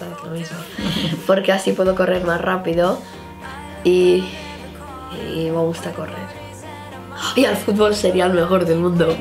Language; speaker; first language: Spanish; early bilingual, heritage; Spanish